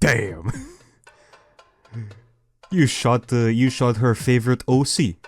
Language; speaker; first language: English; native; English